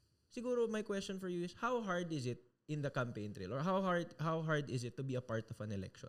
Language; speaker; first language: English; non-native, local second language; Filipino